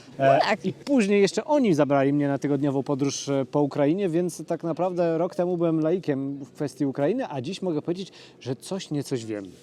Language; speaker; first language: Polish; native; Polish